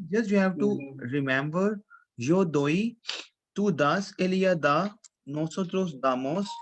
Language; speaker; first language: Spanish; non-native, fluent; Hindi